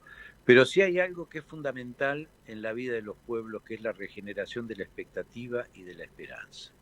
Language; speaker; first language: Spanish; native; Spanish